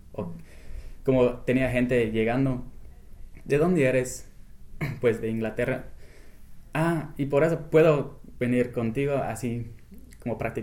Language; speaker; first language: Spanish; non-native, fluent; English